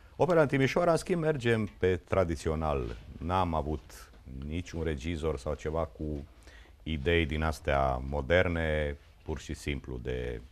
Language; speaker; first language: Romanian; native; Romanian